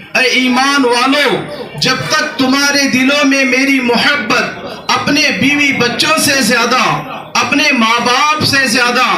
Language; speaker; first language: Urdu; native; Urdu